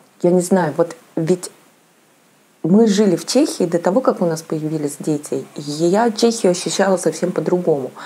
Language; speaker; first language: Russian; native; Russian